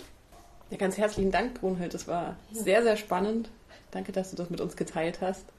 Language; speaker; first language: German; native; German